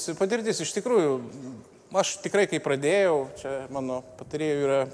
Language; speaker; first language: Lithuanian; native; Lithuanian